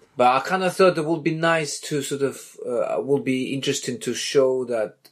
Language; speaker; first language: English; non-native, fluent; Belarusian